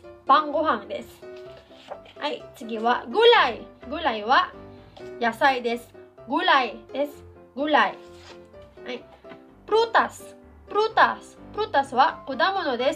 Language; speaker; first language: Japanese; non-native, fluent; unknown